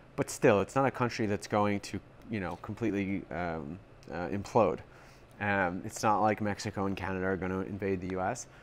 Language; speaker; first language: English; native; English